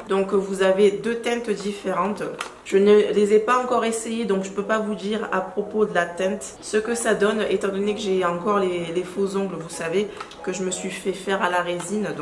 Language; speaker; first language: French; native; French